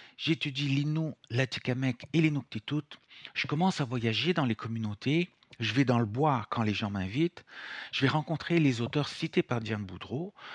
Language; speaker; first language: French; non-native, fluent; Italian